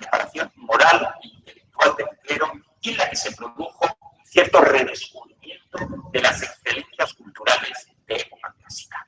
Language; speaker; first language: Spanish; native; Spanish